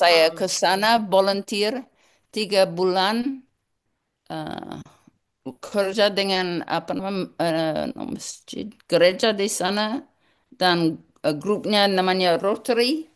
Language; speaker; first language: Indonesian; non-native, learner; English